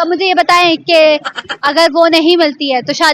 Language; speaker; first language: Urdu; native; Urdu